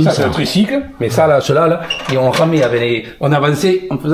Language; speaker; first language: French; native; French